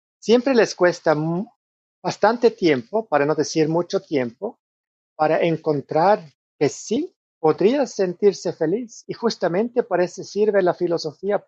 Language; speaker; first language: Spanish; non-native, fluent; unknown